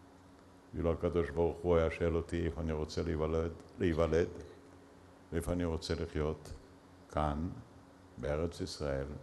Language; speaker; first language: Hebrew; early bilingual, other home language; Yiddish